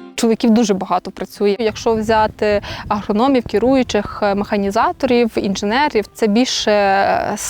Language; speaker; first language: Ukrainian; native; Ukrainian